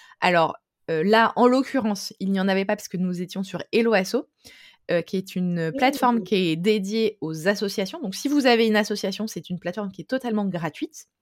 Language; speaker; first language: French; native; French